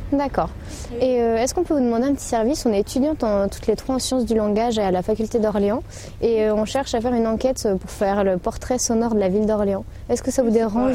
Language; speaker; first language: French; native; French